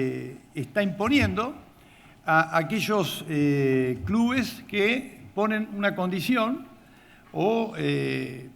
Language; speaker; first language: Spanish; native; Spanish